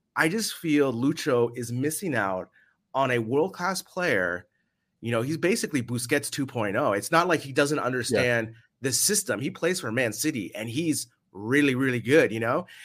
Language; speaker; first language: English; native; English